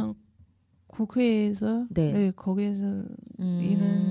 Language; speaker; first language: Korean; non-native, learner; Chinese